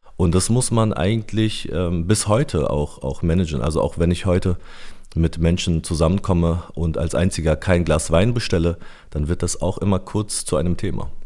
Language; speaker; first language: German; early bilingual, other home language; Turkish